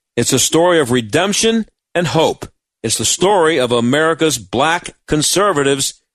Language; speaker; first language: English; native; English